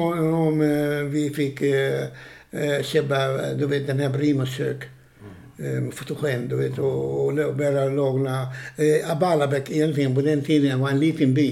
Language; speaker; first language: Swedish; non-native, fluent; Arabic